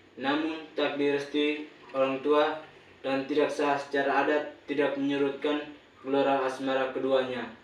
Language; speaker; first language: Indonesian; non-native, local second language; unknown